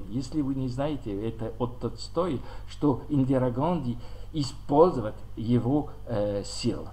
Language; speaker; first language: Russian; non-native, learner; French